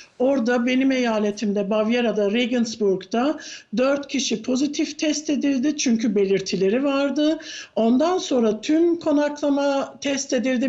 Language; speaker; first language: Turkish; early bilingual, heritage; Turkish